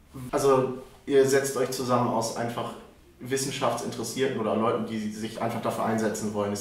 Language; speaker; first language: German; native; German